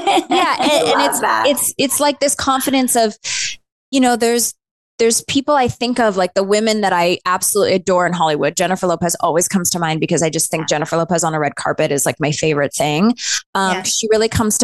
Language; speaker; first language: English; native; English